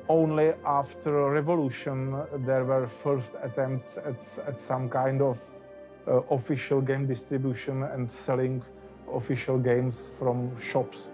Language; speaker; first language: English; non-native, fluent; Czech